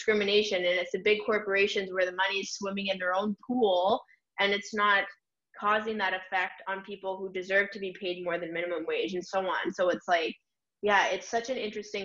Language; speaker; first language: English; native; English